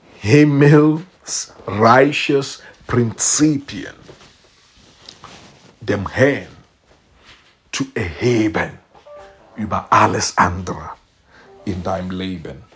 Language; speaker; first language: German; non-native, learner; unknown